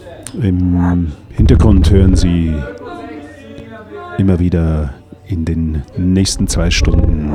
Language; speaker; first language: German; native; German